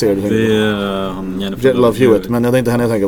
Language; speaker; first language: Swedish; native; Swedish